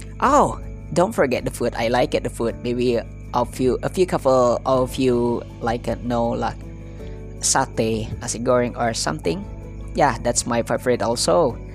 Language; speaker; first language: English; non-native, learner; Indonesian